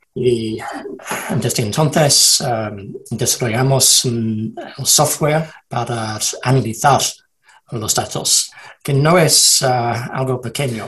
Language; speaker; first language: Spanish; non-native, learner; English